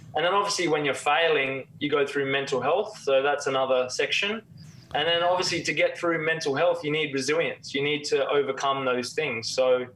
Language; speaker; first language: English; native; English